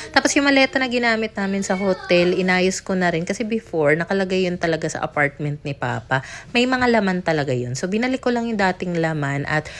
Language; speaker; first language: Filipino; native; Filipino